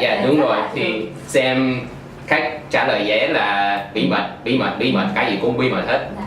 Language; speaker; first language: Vietnamese; non-native, fluent; English